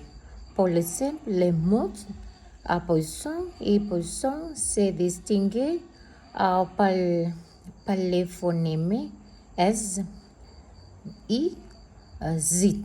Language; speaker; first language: French; non-native, learner; Spanish